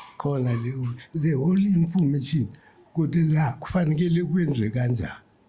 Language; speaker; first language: Zulu; non-native, local second language; Tsonga